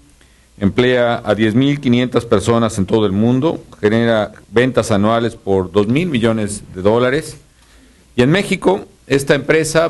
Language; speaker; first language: Spanish; native; Spanish